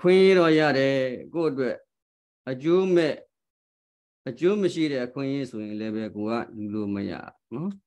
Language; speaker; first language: Burmese; native; Burmese